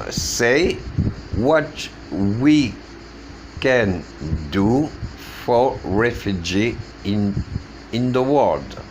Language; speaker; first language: English; non-native, learner; French